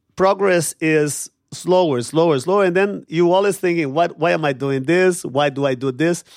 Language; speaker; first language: English; non-native, fluent; Portuguese